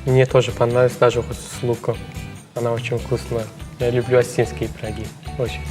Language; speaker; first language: Russian; non-native, learner; Turkmen